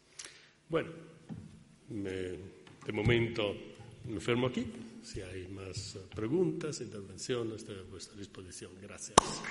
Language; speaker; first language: Spanish; non-native, fluent; Italian